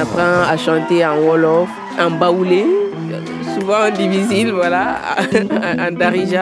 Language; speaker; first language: French; non-native, local second language; Bambara